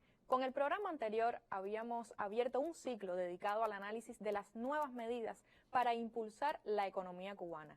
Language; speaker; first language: Spanish; native; Spanish